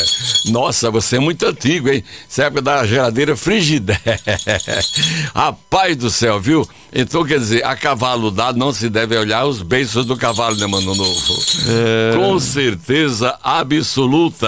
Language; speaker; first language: Portuguese; native; Portuguese